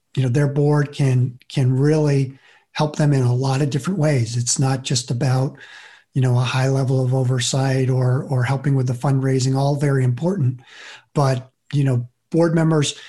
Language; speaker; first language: English; native; English